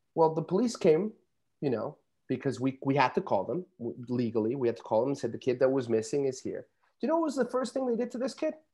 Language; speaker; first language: English; native; English